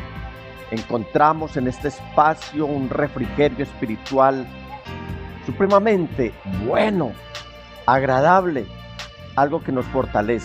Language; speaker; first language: Spanish; native; Spanish